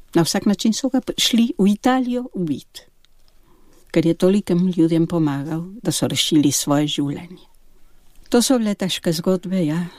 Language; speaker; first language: Slovenian; early bilingual, heritage; Slovenian